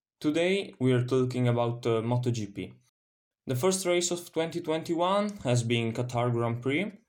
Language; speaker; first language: English; non-native, fluent; Italian